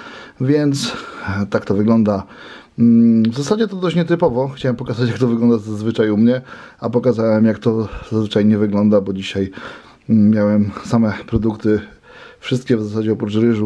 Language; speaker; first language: Polish; native; Polish